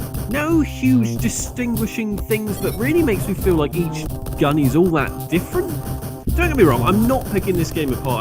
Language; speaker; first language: English; native; English